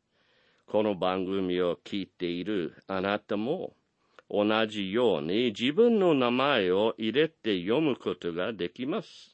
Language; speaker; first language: Japanese; non-native, fluent; English